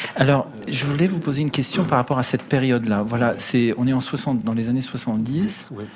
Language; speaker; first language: French; early bilingual, other home language; Arabic